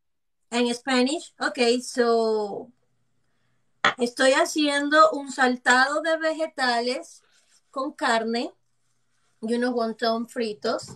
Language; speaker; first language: Spanish; early bilingual, heritage; Chinese